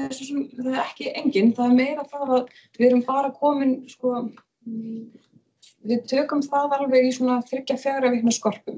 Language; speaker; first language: Icelandic; native; Icelandic